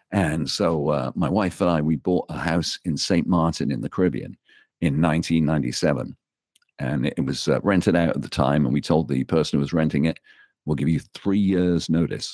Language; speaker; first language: English; native; English